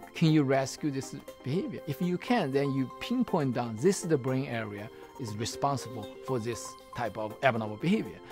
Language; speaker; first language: English; non-native, fluent; Chinese